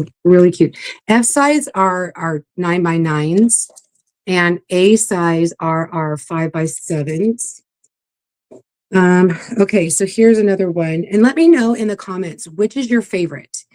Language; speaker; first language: English; native; English